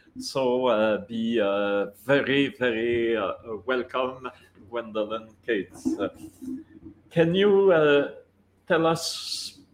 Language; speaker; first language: English; non-native, local second language; French